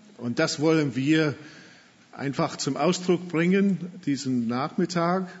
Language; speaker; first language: German; non-native, fluent; English